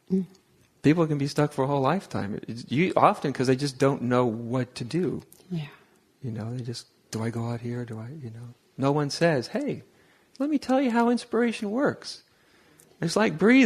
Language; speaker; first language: English; native; English